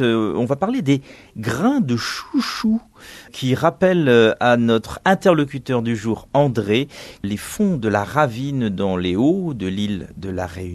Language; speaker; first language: French; native; French